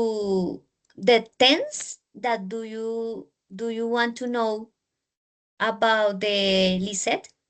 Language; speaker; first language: English; non-native, learner; Spanish